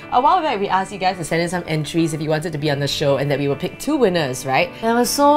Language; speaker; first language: English; native; English